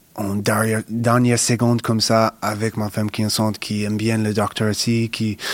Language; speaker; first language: French; non-native, fluent; English